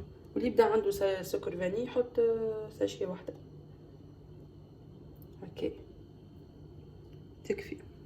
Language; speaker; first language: Arabic; native; Arabic